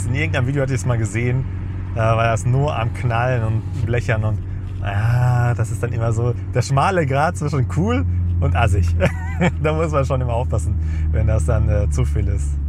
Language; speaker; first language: German; native; German